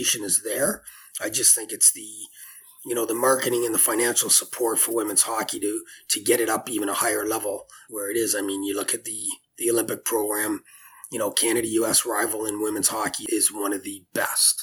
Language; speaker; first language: English; native; English